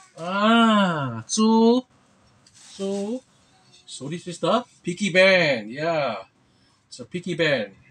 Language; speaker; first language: English; non-native, local second language; Chinese